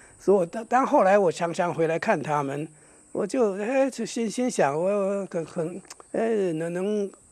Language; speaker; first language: Chinese; non-native, local second language; Hakka Chinese